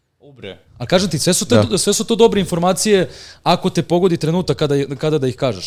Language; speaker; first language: Serbian; native; Serbian